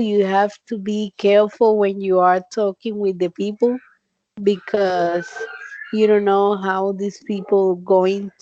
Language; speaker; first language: English; non-native, learner; Spanish